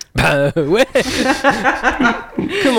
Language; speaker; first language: French; native; French